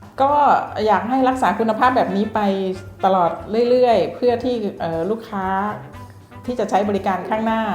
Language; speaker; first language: Thai; native; Thai